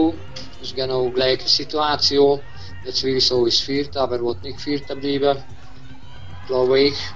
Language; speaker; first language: German; non-native, learner; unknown